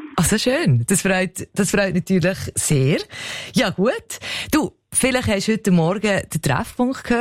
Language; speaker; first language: German; native; German